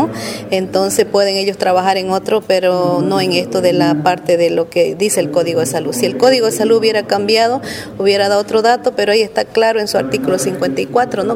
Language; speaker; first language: Spanish; native; Spanish